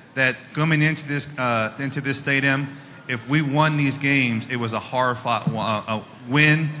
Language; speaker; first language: English; native; English